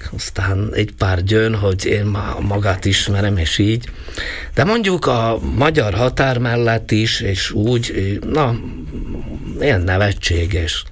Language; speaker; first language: Hungarian; non-native, local second language; Slovak